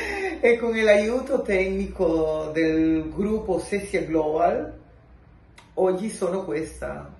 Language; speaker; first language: Italian; non-native, local second language; Spanish